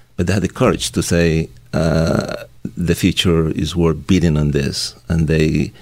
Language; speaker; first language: English; non-native, fluent; Spanish